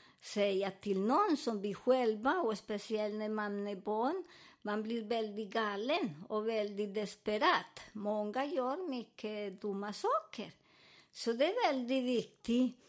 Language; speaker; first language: Swedish; non-native, learner; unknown